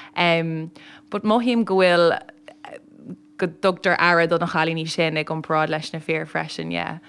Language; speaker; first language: Irish; non-native, local second language; English